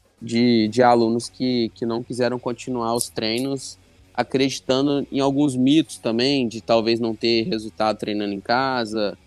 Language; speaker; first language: Portuguese; native; Portuguese